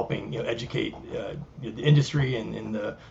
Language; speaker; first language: English; native; English